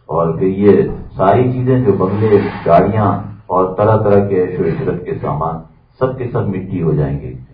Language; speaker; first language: Urdu; native; Urdu